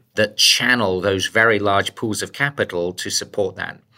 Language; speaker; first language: English; native; English